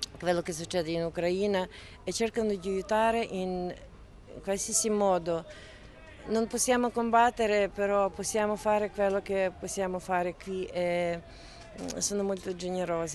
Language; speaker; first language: Italian; non-native, fluent; Ukrainian